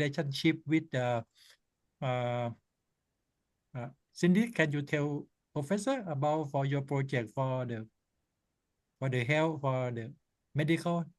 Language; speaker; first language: English; non-native, learner; Thai